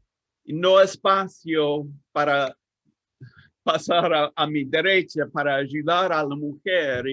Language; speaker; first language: Spanish; non-native, learner; English